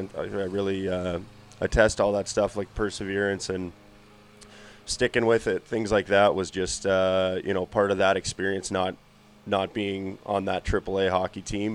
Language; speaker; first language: English; native; English